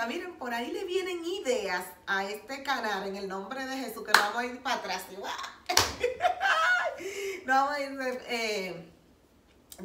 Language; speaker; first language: Spanish; native; Spanish